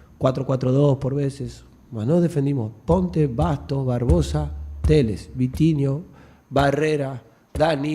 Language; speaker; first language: Portuguese; non-native, fluent; Spanish